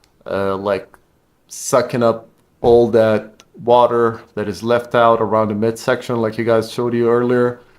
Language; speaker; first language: English; non-native, fluent; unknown